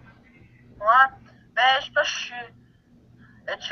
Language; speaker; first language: French; native; French